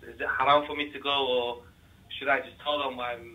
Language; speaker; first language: English; native; English